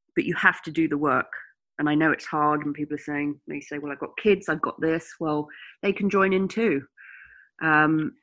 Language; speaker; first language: English; native; English